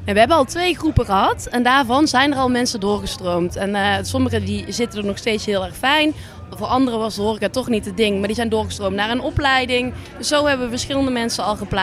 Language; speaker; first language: Dutch; native; Dutch